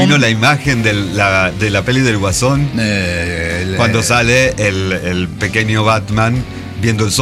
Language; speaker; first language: Spanish; native; Spanish